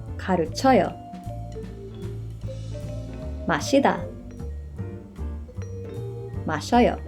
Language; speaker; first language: Korean; non-native, fluent; English